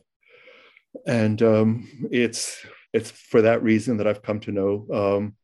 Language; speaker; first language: English; early bilingual, other home language; Ukrainian